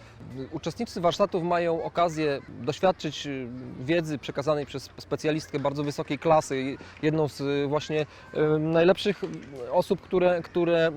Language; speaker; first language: Polish; native; Polish